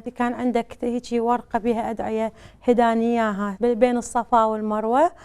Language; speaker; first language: Arabic; native; Arabic